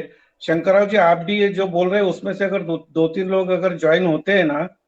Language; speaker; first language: Hindi; native; Hindi